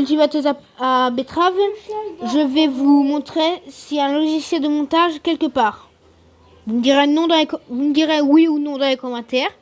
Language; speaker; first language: French; native; French